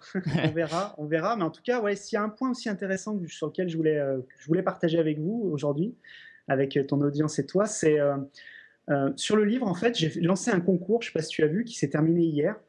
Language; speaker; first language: French; native; French